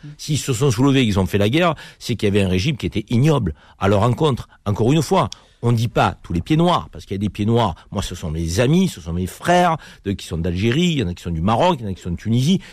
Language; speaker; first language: French; native; French